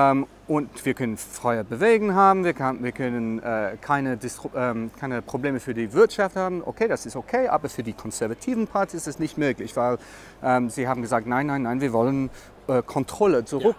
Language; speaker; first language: German; non-native, learner; English